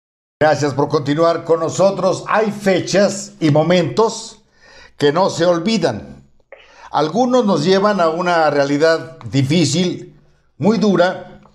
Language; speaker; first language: Spanish; native; Spanish